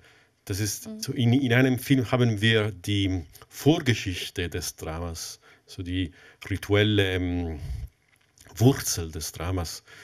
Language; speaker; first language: German; non-native, fluent; Italian